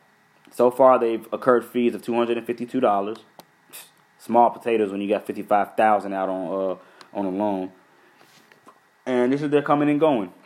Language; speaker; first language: English; native; English